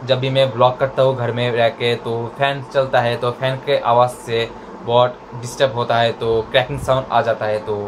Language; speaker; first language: Hindi; non-native, local second language; Bangla